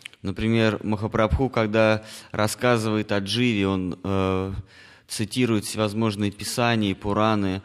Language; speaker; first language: Russian; native; Russian